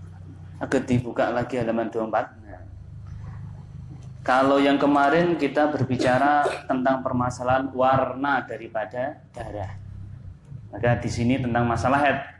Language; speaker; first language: Indonesian; non-native, local second language; Javanese